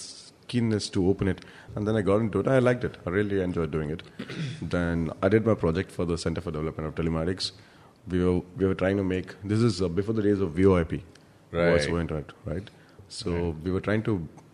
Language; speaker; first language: English; non-native, local second language; Kannada